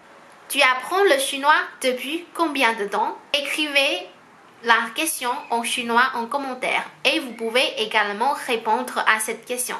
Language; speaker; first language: French; non-native, fluent; Chinese